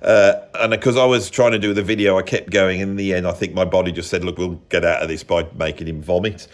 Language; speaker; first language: English; native; English